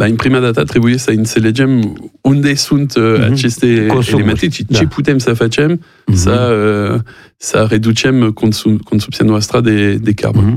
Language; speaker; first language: Romanian; non-native, learner; French